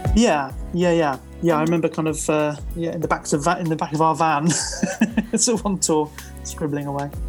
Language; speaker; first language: English; native; English